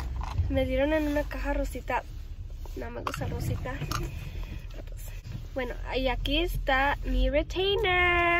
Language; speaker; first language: Spanish; early bilingual, other home language; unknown